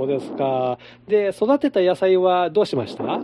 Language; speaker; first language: Japanese; native; Japanese